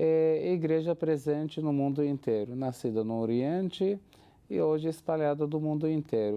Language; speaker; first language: Portuguese; non-native, fluent; Arabic